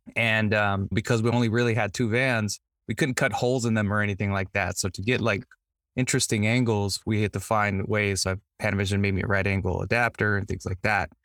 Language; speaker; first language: English; native; English